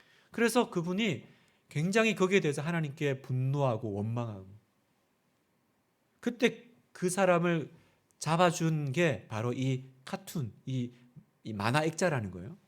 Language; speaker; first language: Korean; native; Korean